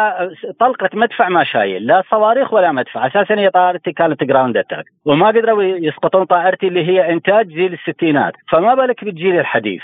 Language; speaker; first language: Arabic; native; Arabic